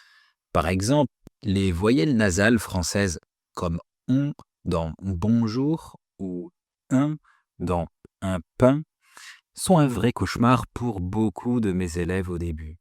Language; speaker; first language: French; native; French